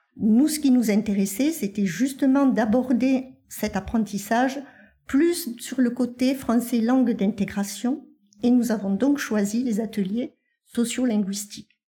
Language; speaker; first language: French; native; French